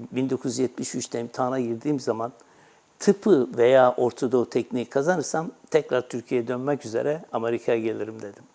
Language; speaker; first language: Turkish; native; Turkish